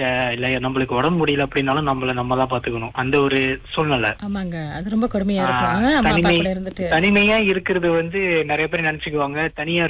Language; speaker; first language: Tamil; early bilingual, heritage; Tamil